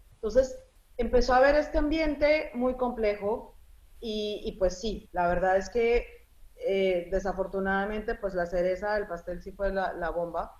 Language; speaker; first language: Spanish; early bilingual, other home language; Arabic